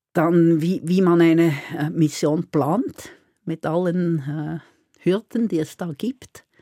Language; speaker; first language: German; native; German